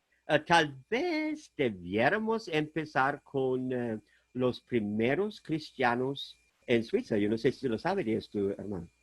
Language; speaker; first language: Spanish; non-native, fluent; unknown